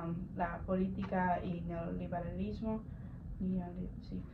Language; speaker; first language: Spanish; non-native, learner; English